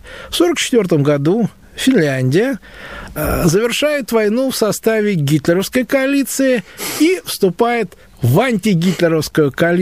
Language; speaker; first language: Russian; native; Russian